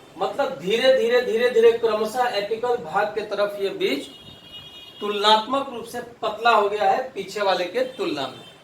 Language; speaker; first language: Hindi; native; Hindi